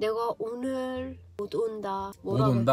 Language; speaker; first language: Korean; non-native, learner; Arabic